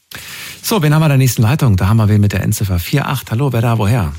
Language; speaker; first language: German; native; German